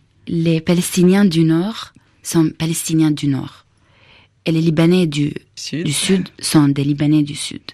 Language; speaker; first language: French; non-native, fluent; Arabic